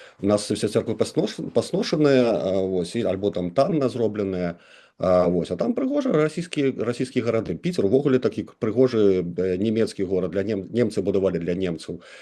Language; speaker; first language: Belarusian; non-native, local second language; Russian